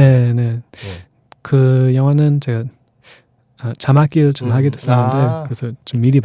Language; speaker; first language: Korean; non-native, fluent; English